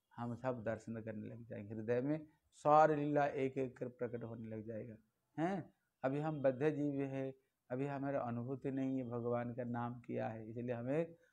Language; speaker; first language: Hindi; non-native, local second language; Bangla